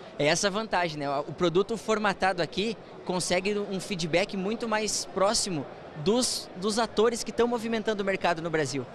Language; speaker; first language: Portuguese; native; Portuguese